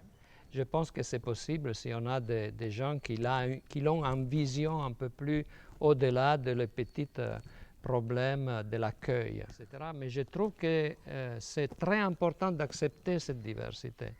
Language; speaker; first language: French; non-native, fluent; Italian